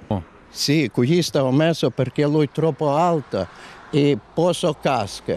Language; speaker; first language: Italian; non-native, learner; Romanian